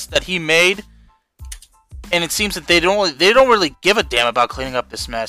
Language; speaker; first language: English; native; English